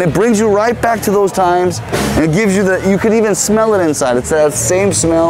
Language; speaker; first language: English; early bilingual, other home language; Korean